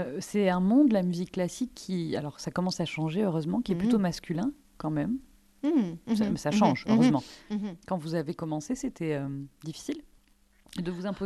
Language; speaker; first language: French; native; French